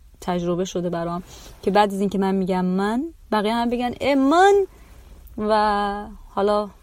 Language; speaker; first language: Persian; native; Persian